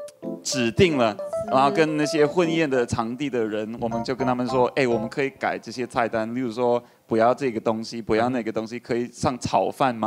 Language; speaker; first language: Chinese; non-native, fluent; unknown